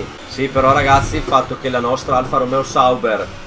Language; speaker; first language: Italian; native; Italian